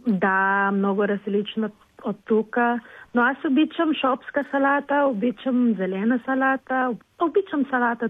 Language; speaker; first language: Bulgarian; non-native, learner; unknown